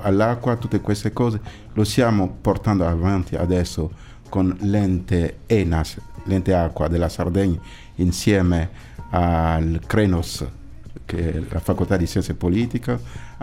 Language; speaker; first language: Italian; non-native, fluent; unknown